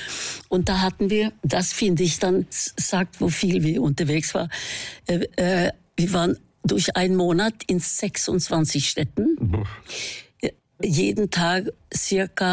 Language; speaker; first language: German; non-native, fluent; Norwegian